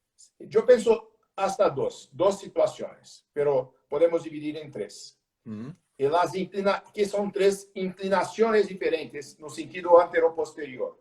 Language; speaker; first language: Spanish; non-native, learner; Portuguese